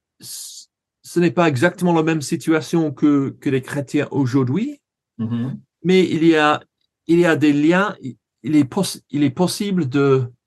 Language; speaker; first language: French; non-native, fluent; English